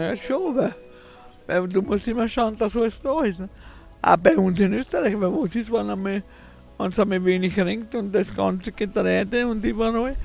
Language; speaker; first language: German; native; German